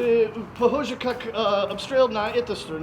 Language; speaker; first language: Russian; non-native, learner; English